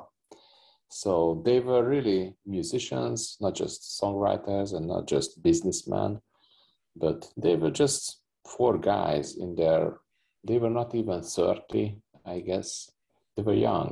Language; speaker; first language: English; non-native, fluent; Hungarian